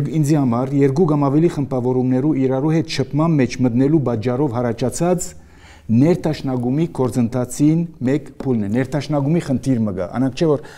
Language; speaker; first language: Armenian; early bilingual, heritage; Armenian